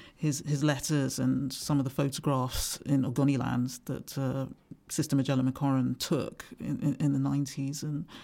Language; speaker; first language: English; native; English